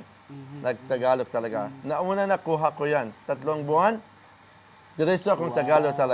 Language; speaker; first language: Filipino; non-native, learner; Arabic